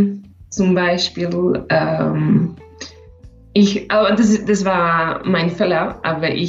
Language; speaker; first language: German; non-native, learner; Slovak